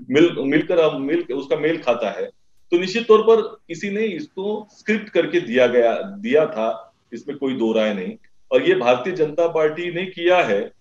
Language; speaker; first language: Hindi; non-native, local second language; Marathi